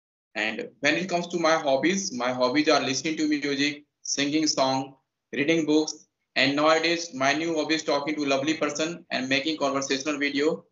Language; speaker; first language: English; non-native, local second language; Hindi